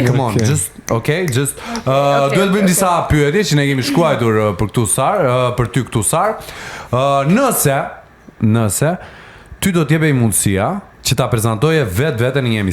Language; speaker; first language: Albanian; native; Albanian